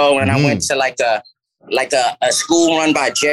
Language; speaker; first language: English; native; English